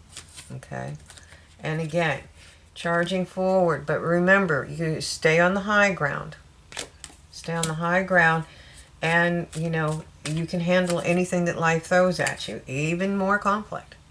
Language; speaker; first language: English; native; English